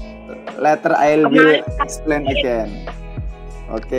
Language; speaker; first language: English; non-native, fluent; Indonesian